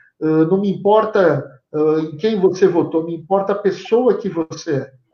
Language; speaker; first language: Portuguese; native; Portuguese